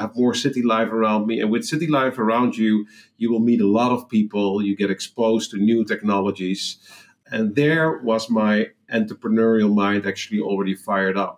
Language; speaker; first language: English; non-native, fluent; Dutch